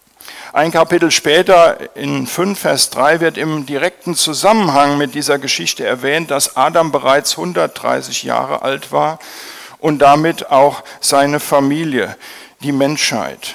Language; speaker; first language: German; native; German